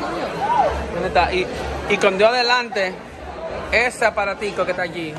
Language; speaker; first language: Spanish; native; Spanish